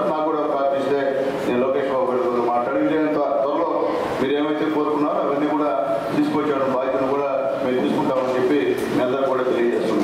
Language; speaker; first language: Telugu; native; Telugu